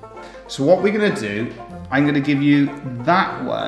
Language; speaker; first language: English; native; English